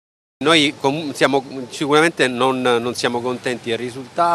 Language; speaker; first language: Italian; native; Italian